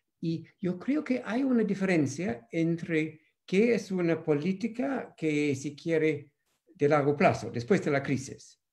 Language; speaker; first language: Spanish; non-native, fluent; English